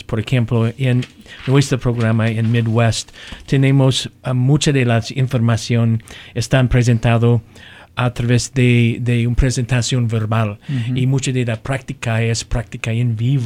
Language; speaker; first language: Spanish; non-native, learner; English